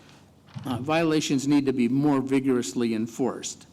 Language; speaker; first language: English; native; English